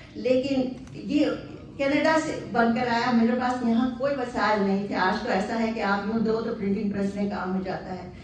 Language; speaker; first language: Urdu; native; Urdu